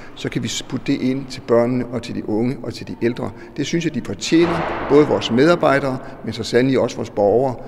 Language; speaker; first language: Danish; native; Danish